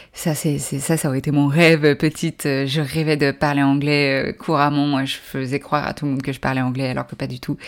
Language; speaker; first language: French; native; French